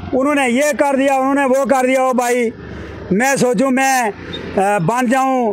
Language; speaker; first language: Hindi; native; Hindi